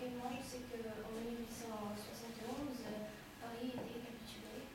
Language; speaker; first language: French; non-native, learner; Russian